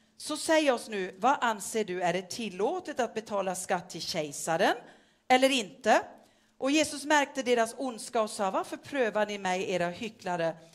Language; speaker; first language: Swedish; non-native, fluent; Norwegian